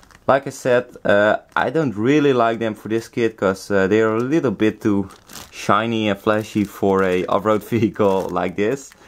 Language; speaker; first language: English; non-native, fluent; Dutch